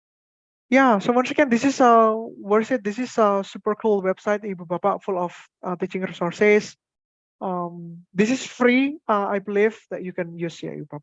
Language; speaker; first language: English; non-native, fluent; Indonesian